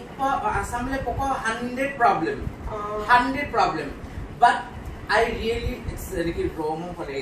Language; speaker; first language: Malayalam; non-native, learner; Assamese